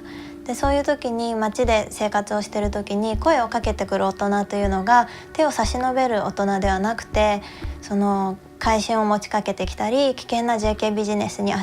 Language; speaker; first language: Japanese; native; Japanese